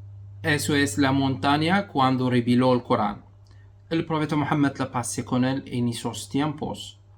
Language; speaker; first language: Spanish; non-native, fluent; Arabic